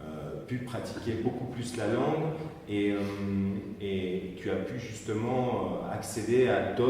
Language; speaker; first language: French; native; French